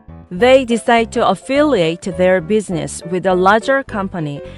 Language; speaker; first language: English; non-native, fluent; Korean